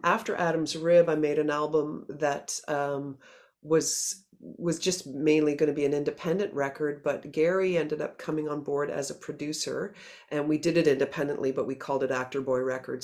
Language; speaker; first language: English; native; English